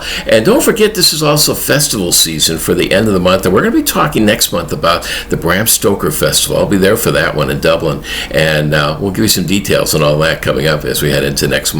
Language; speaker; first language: English; native; English